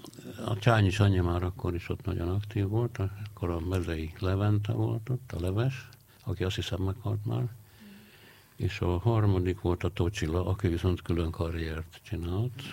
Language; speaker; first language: Hungarian; native; Hungarian